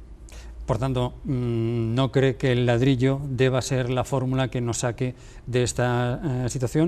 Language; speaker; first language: Spanish; native; Spanish